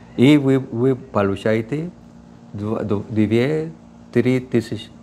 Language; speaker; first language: Russian; non-native, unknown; Spanish